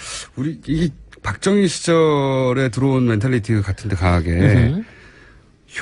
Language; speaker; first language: Korean; native; Korean